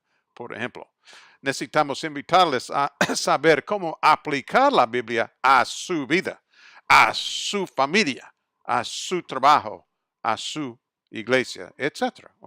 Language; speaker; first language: Spanish; non-native, fluent; English